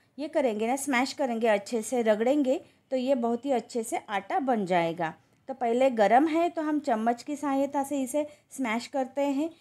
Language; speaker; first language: Hindi; non-native, local second language; Marathi